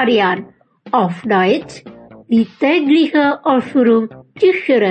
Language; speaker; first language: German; non-native, fluent; Indonesian